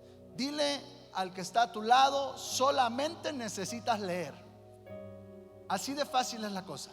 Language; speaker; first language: Spanish; native; Spanish